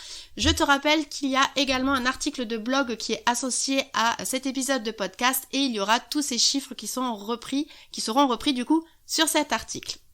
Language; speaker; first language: French; native; French